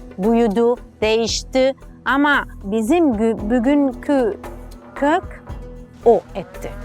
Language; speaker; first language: Turkish; non-native, learner; Italian